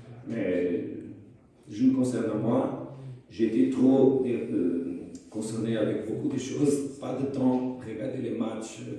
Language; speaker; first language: French; non-native, fluent; Portuguese